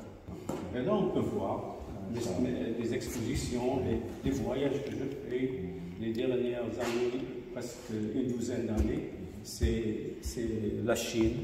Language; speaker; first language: French; non-native, local second language; Arabic